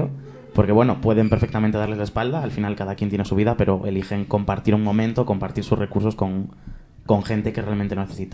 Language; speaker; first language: Spanish; native; Spanish